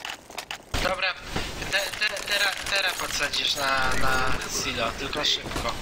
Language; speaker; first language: Polish; native; Polish